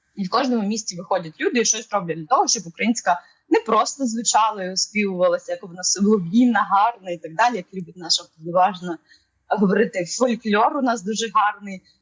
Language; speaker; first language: Ukrainian; non-native, local second language; Russian